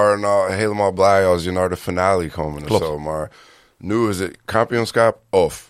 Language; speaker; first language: Dutch; non-native, learner; English